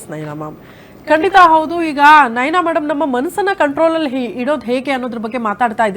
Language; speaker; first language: Kannada; native; Kannada